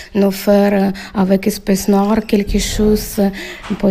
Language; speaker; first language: French; non-native, learner; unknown